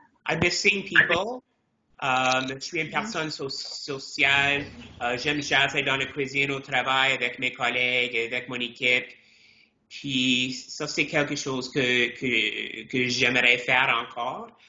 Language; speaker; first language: French; non-native, fluent; English